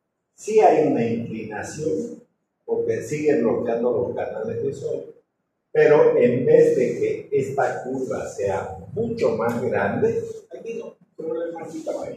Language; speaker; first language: Spanish; native; Spanish